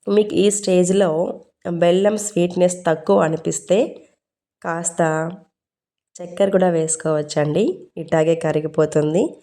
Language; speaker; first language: Telugu; non-native, local second language; Urdu